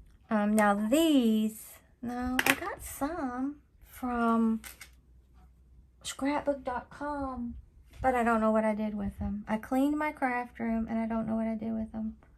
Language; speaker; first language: English; native; English